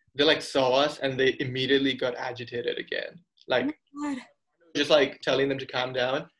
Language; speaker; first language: English; early bilingual, other home language; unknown